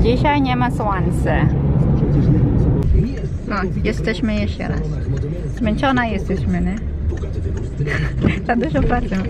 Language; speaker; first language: Polish; non-native, learner; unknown